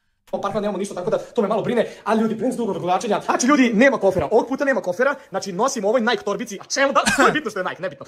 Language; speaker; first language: Croatian; native; Croatian